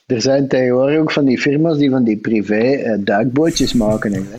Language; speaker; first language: Dutch; native; Dutch